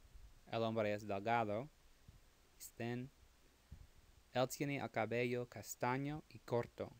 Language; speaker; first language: Spanish; non-native, fluent; English